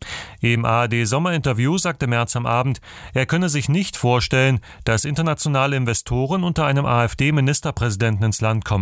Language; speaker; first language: German; native; German